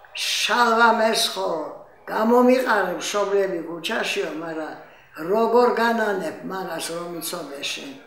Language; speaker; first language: Georgian; native; Georgian